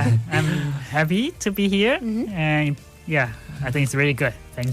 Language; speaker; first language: English; non-native, fluent; Chinese